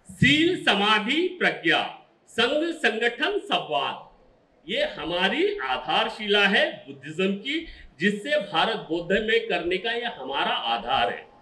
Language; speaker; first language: Hindi; non-native, local second language; Marathi